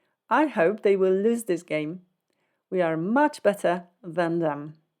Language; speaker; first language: English; non-native, fluent; Polish